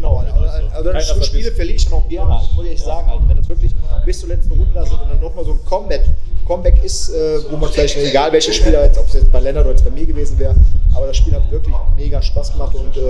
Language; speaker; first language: German; native; German